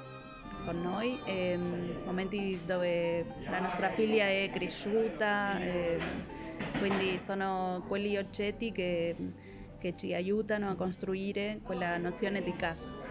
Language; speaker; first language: Italian; non-native, fluent; Spanish